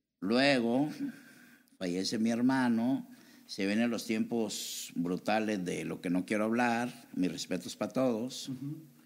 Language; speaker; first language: Spanish; native; Spanish